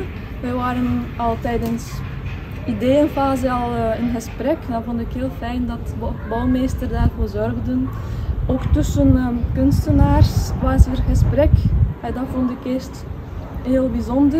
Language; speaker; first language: Dutch; non-native, fluent; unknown